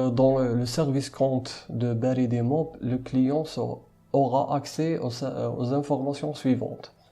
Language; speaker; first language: French; non-native, local second language; Arabic